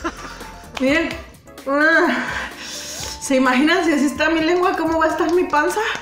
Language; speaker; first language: Spanish; native; Spanish